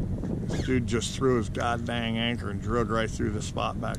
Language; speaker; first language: English; native; English